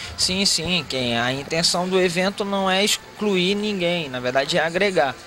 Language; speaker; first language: Portuguese; native; Portuguese